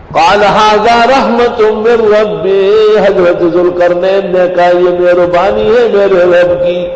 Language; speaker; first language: Urdu; non-native, local second language; Pashto